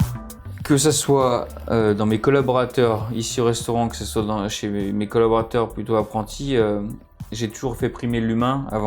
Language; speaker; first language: French; native; French